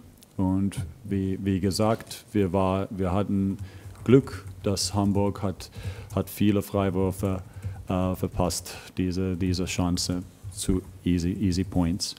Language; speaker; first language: German; non-native, fluent; Finnish